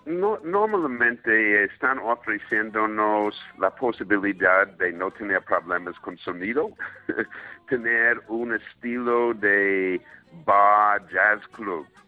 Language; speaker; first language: Spanish; non-native, fluent; English